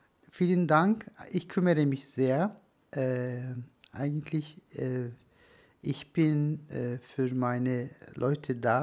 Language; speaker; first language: German; non-native, learner; Turkish